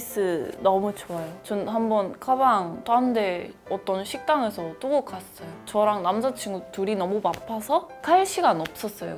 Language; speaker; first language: Korean; non-native, fluent; Spanish